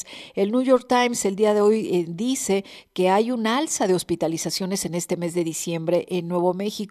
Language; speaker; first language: Spanish; native; Spanish